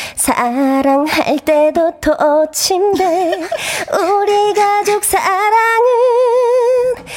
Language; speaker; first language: Korean; native; Korean